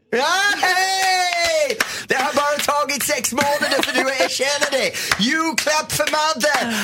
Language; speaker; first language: Swedish; non-native, fluent; English